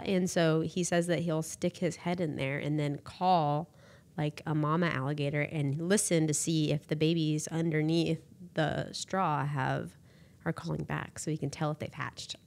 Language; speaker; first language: English; native; English